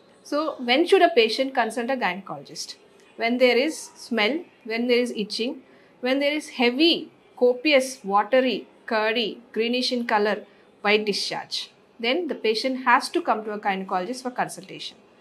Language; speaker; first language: English; non-native, local second language; Telugu